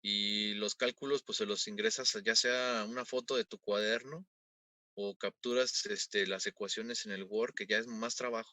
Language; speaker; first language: Spanish; native; Spanish